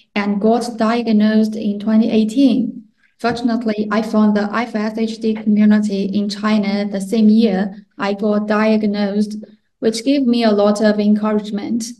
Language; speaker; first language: English; non-native, fluent; Chinese